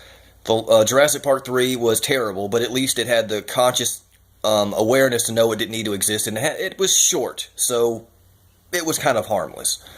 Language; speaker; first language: English; native; English